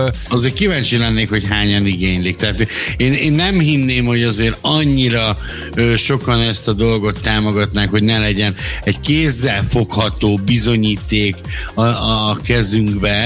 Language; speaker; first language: Hungarian; native; Hungarian